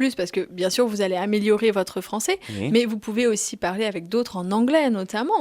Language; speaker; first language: French; native; French